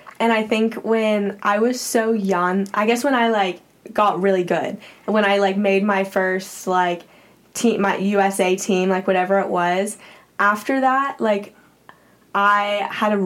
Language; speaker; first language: English; native; English